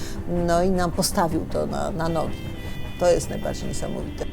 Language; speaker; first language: Polish; native; Polish